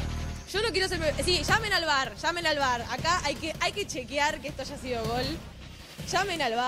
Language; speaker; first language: Spanish; native; Spanish